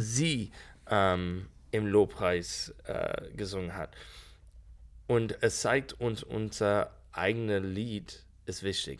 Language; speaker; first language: German; non-native, learner; English